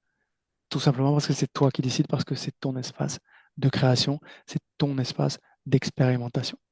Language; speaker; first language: French; native; French